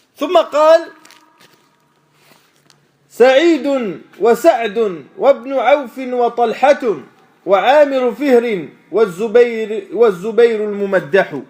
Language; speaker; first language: Arabic; non-native, fluent; French